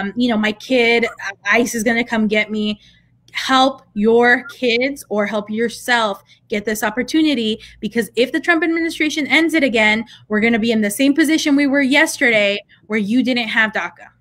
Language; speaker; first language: English; early bilingual, other home language; Spanish